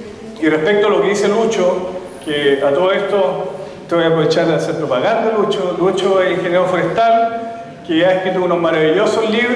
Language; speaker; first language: Spanish; native; Spanish